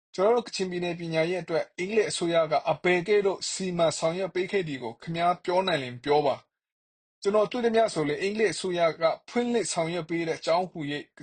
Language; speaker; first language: Burmese; non-native, local second language; Kachin